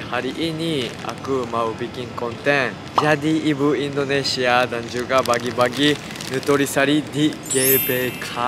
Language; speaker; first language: Indonesian; non-native, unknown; Japanese